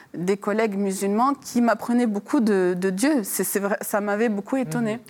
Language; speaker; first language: French; native; French